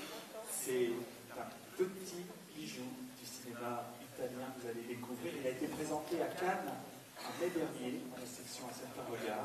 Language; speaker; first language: French; native; French